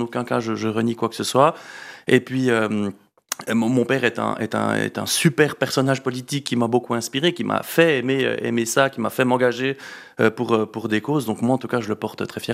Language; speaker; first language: French; native; French